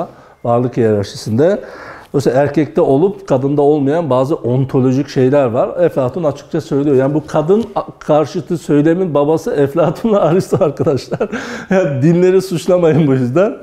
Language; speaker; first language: Turkish; native; Turkish